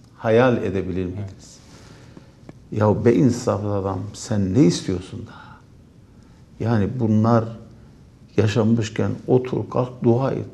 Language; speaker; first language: Turkish; native; Turkish